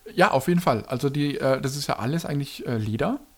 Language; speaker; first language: German; native; German